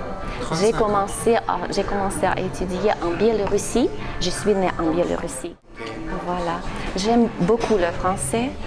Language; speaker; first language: French; non-native, fluent; Russian